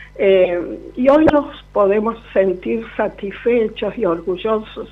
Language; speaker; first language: Spanish; native; Spanish